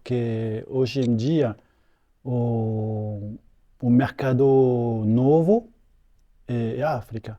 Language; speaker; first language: Portuguese; non-native, fluent; French